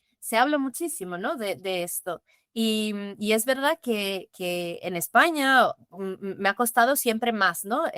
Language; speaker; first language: Spanish; non-native, fluent; Portuguese